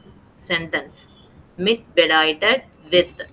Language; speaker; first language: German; non-native, fluent; Tamil